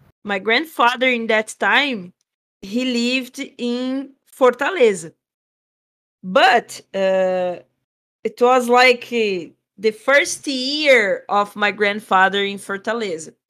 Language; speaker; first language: English; non-native, fluent; Portuguese